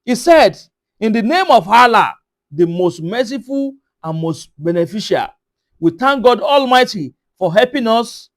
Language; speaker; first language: English; non-native, local second language; Yoruba